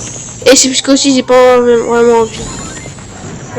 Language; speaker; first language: French; early bilingual, other home language; Romanian